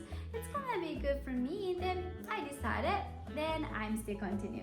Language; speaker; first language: English; non-native, fluent; Japanese